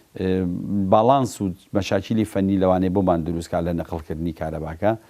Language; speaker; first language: Central Kurdish; native; Central Kurdish